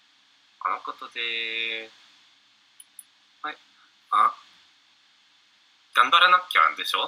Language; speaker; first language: Japanese; non-native, learner; English